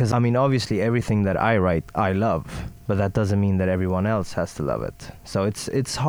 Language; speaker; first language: English; non-native, fluent; Swedish